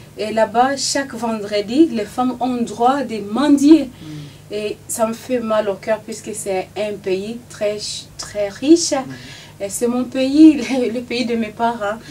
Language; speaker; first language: French; non-native, local second language; Swahili